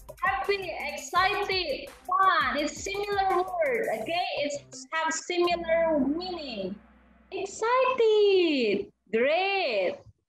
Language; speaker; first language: English; non-native, fluent; Indonesian